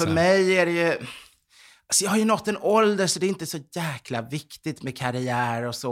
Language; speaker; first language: Swedish; native; Swedish